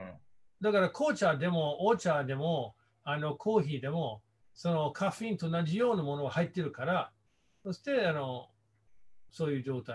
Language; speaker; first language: Japanese; non-native, fluent; English